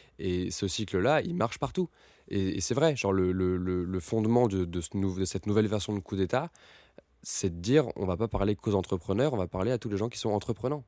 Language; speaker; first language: French; native; French